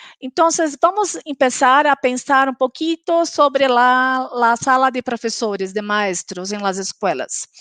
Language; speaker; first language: Spanish; non-native, local second language; Portuguese